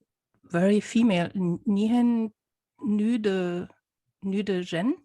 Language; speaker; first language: Chinese; non-native, learner; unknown